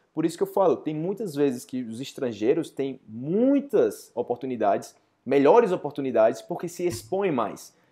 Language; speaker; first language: Portuguese; native; Portuguese